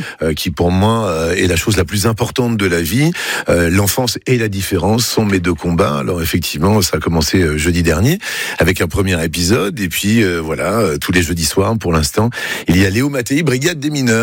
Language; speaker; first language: French; native; French